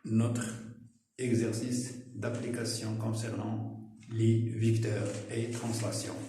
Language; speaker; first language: French; non-native, local second language; Arabic